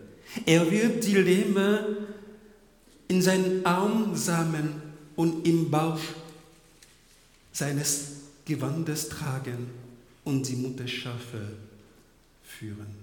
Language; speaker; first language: German; non-native, fluent; French